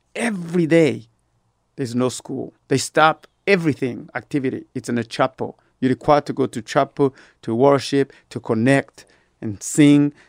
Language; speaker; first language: English; non-native, fluent; Rundi